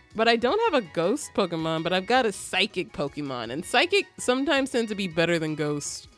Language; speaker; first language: English; native; English